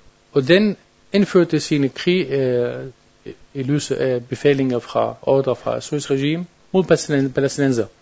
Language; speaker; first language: Danish; non-native, learner; Arabic